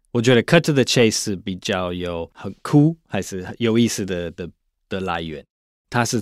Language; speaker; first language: Chinese; non-native, fluent; English